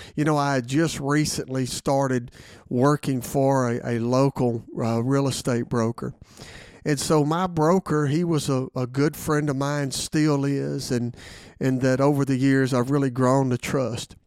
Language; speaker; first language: English; native; English